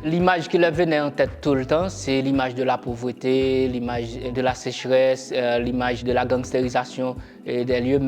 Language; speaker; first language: French; non-native, local second language; Haitian Creole